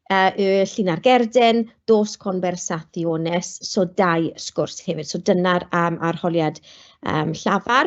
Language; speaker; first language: Welsh; non-native, local second language; English